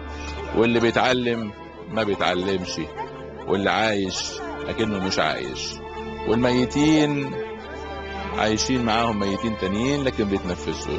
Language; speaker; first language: Arabic; native; Arabic